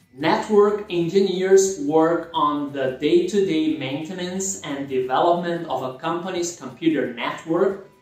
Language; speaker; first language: English; non-native, fluent; Portuguese